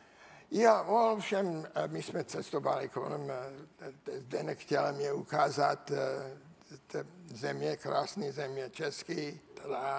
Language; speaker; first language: Czech; non-native, learner; English